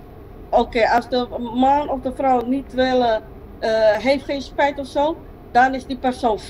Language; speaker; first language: Dutch; non-native, local second language; Papiamento